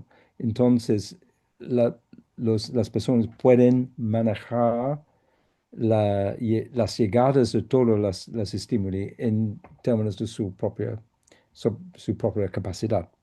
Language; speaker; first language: Spanish; non-native, fluent; English